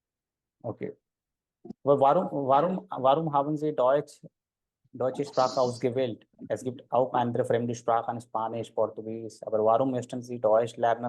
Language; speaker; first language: German; non-native, fluent; Hindi